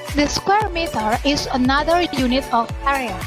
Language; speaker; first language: English; non-native, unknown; Indonesian